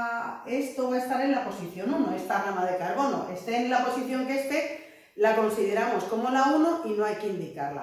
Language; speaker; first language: Spanish; native; Spanish